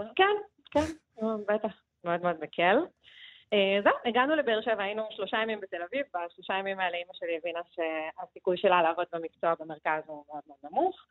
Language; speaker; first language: Hebrew; early bilingual, other home language; Russian